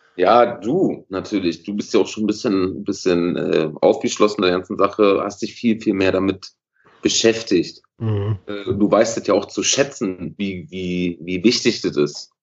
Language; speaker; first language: German; native; German